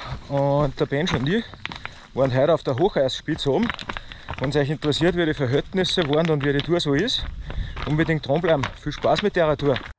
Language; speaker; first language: German; native; German